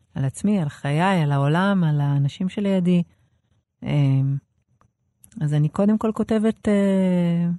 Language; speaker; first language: Hebrew; native; Hebrew